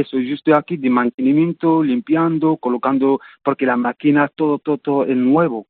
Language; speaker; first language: Spanish; non-native, fluent; Arabic